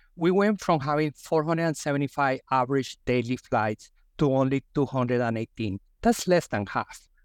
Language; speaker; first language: English; non-native, fluent; Spanish